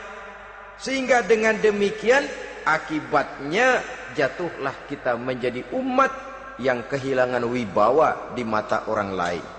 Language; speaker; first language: Indonesian; native; Indonesian